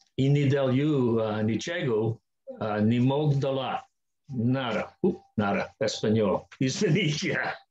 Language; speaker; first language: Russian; non-native, learner; English